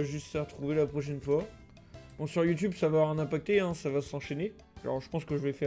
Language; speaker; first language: French; native; French